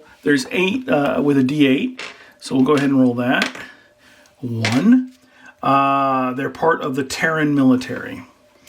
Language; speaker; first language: English; native; English